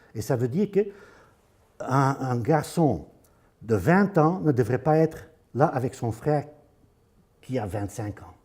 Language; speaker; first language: French; non-native, fluent; Dutch